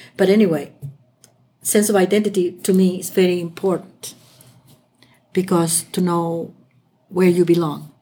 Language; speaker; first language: English; non-native, fluent; Spanish